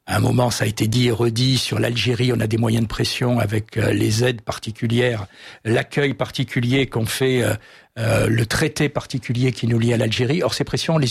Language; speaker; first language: French; native; French